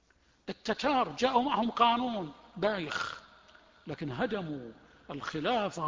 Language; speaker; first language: Arabic; native; Arabic